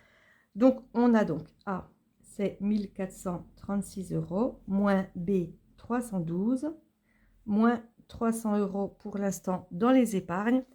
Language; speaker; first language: French; native; French